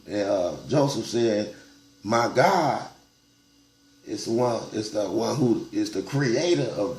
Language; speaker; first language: English; native; English